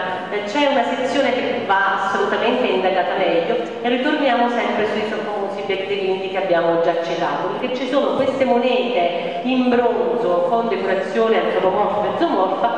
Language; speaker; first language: Italian; native; Italian